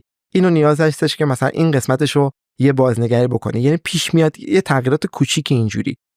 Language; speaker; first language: Persian; native; Persian